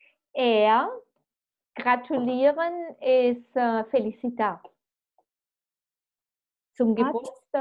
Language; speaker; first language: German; non-native, fluent; Spanish